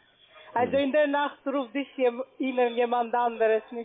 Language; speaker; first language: German; non-native, fluent; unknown